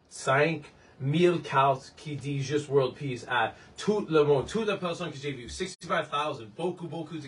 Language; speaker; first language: French; non-native, learner; English